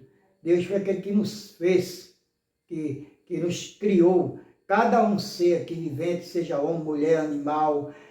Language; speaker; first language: Portuguese; native; Portuguese